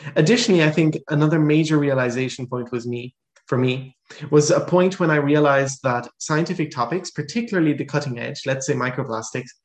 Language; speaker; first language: English; native; English